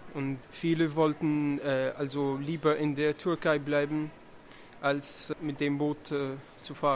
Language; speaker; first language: German; non-native, learner; Arabic